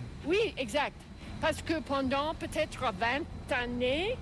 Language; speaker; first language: French; non-native, learner; English